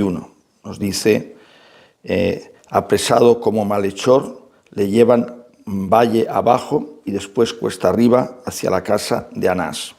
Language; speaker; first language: Spanish; native; Spanish